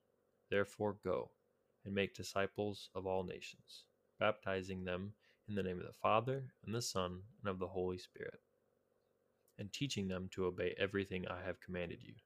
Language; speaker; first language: English; native; English